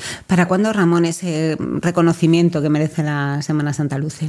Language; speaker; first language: Spanish; native; Spanish